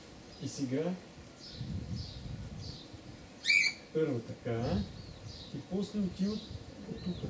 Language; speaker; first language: Bulgarian; non-native, learner; Russian